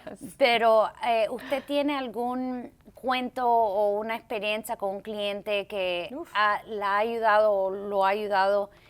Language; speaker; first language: Spanish; early bilingual, heritage; Spanish